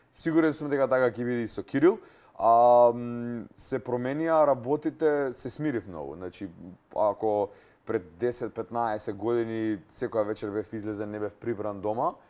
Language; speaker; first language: Macedonian; native; Macedonian